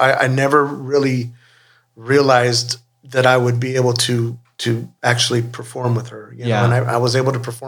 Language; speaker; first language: English; native; English